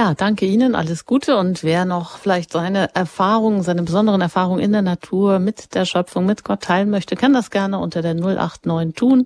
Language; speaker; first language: German; native; German